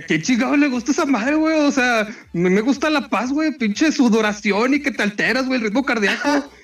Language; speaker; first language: Spanish; native; Spanish